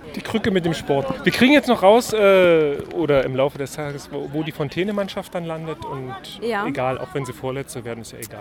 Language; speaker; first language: German; native; German